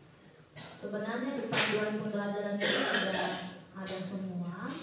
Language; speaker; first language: Indonesian; native; Indonesian